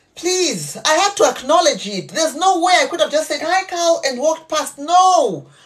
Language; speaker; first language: English; non-native, local second language; Nyanja